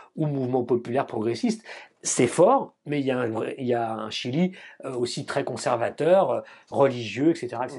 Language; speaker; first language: French; native; French